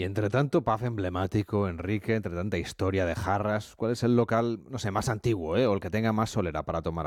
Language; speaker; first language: Spanish; native; Spanish